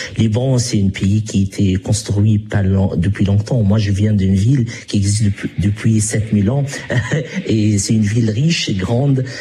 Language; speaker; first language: French; non-native, fluent; Arabic